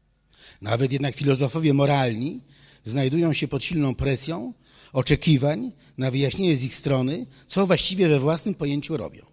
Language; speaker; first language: Polish; native; Polish